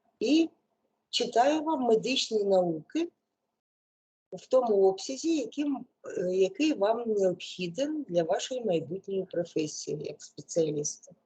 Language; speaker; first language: Ukrainian; non-native, local second language; Russian